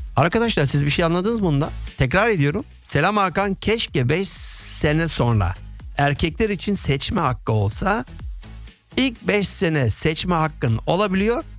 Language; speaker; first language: Turkish; early bilingual, heritage; Turkish